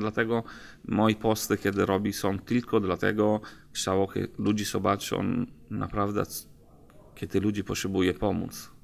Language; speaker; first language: Polish; non-native, learner; Italian